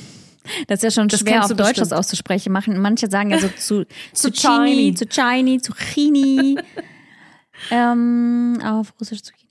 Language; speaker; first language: German; early bilingual, other home language; Russian